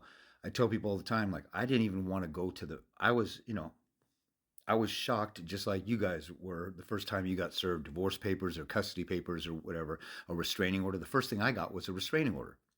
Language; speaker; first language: English; native; English